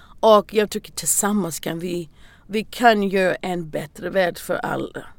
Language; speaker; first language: Swedish; non-native, learner; English